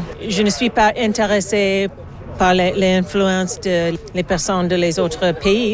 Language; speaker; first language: French; non-native, learner; English